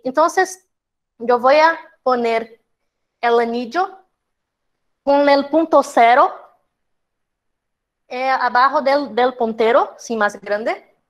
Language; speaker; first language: Spanish; non-native, fluent; Portuguese